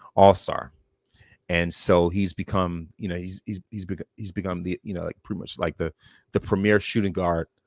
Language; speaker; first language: English; native; English